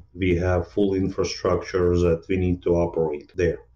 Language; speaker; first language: English; non-native, fluent; Ukrainian